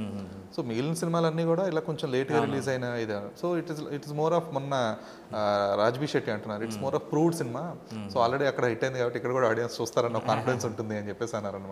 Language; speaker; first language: Telugu; native; Telugu